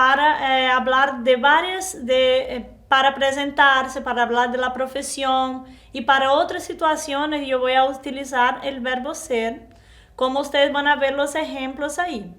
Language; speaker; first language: Spanish; non-native, fluent; Portuguese